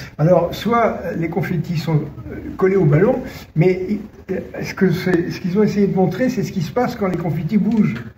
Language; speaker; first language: French; native; French